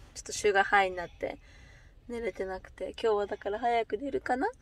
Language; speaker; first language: Japanese; native; Japanese